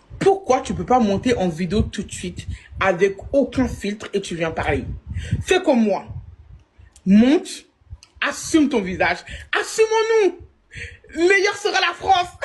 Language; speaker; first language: French; early bilingual, other home language; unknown